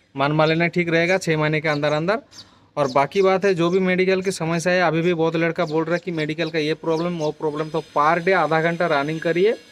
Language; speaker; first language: Hindi; non-native, local second language; Bangla